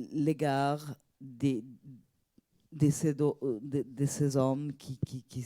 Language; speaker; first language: French; non-native, fluent; Italian